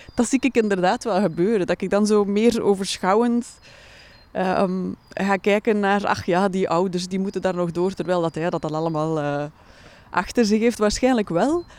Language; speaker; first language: Dutch; native; Dutch